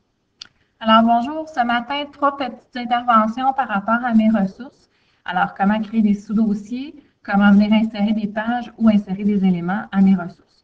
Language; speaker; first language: French; native; French